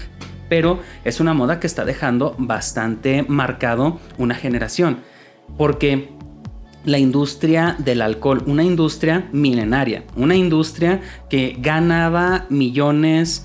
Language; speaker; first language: Spanish; native; Spanish